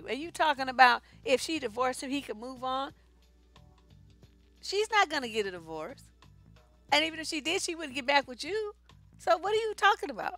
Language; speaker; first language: English; native; English